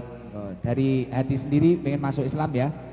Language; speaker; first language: Indonesian; non-native, local second language; Javanese